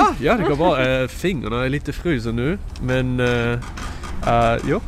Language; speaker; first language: Swedish; non-native, fluent; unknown